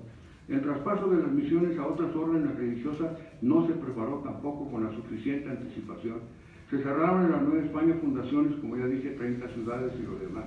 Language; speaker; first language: Spanish; native; Spanish